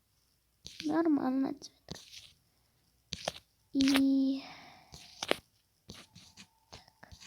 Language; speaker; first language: Russian; non-native, local second language; Kazakh